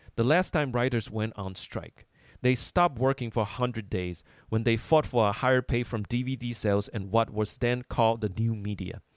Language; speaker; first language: English; non-native, fluent; Chinese